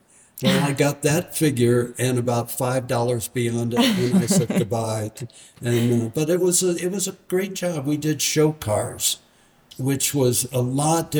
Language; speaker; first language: English; native; English